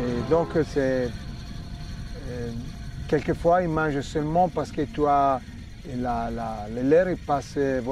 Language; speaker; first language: French; non-native, fluent; Italian